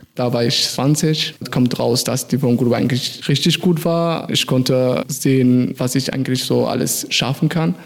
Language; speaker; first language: German; non-native, fluent; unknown